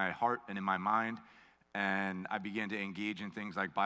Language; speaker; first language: English; native; English